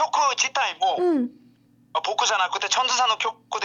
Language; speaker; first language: Japanese; non-native, learner; Korean